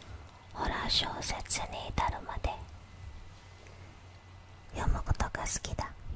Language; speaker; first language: Japanese; non-native, fluent; Indonesian